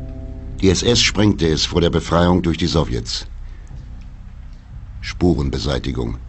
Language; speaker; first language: German; native; German